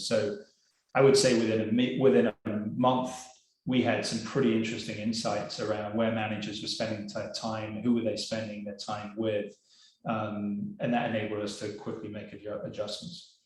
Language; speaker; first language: English; native; English